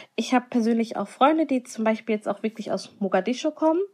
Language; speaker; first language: German; non-native, local second language; Somali